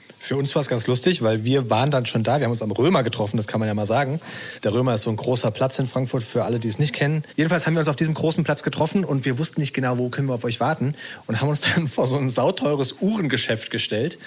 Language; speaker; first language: German; native; German